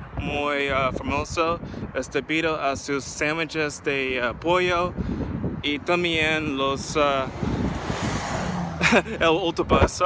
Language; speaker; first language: Spanish; non-native, learner; English